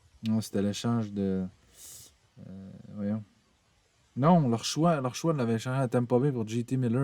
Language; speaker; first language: French; native; French